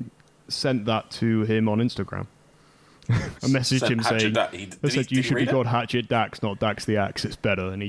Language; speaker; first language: English; native; English